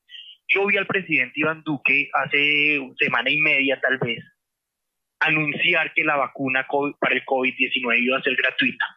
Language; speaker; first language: Spanish; native; Spanish